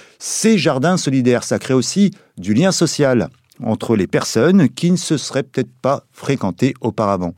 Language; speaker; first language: French; native; French